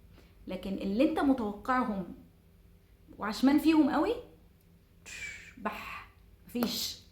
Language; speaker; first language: Arabic; native; Arabic